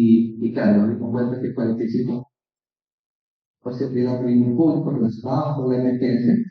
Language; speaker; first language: Spanish; native; Spanish